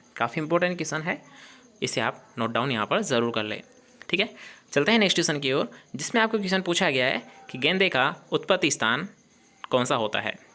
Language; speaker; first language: Hindi; native; Hindi